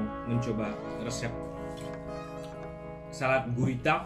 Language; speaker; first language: Italian; non-native, fluent; Indonesian